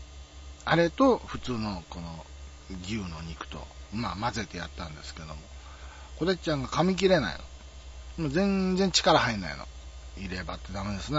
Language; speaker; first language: Japanese; native; Japanese